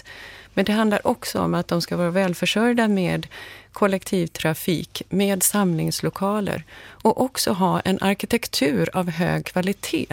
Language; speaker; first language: Swedish; native; Swedish